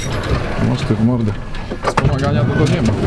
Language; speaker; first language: Polish; native; Polish